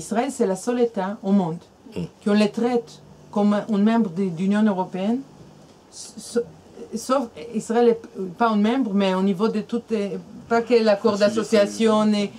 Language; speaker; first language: French; non-native, fluent; Hebrew